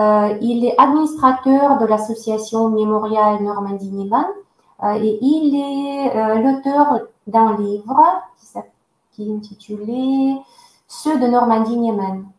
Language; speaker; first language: French; non-native, fluent; Russian